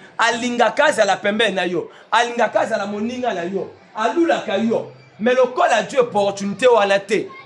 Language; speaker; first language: Lingala; native; Lingala